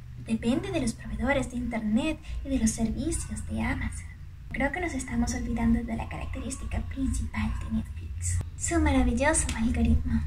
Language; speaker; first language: Spanish; native; Spanish